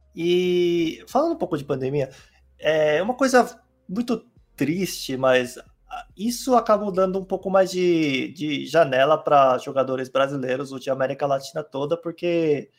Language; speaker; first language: Portuguese; non-native, fluent; Korean